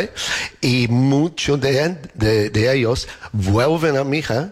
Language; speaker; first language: Spanish; non-native, learner; English